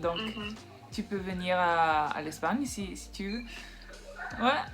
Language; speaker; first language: French; non-native, learner; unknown